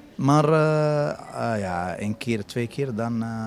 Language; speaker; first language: Dutch; non-native, learner; Arabic